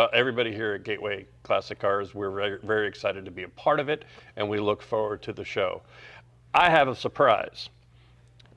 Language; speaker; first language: English; native; English